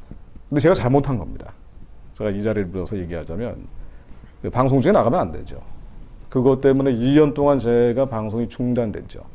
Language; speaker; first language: Korean; native; Korean